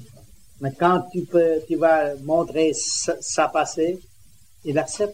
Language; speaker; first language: French; non-native, learner; Vietnamese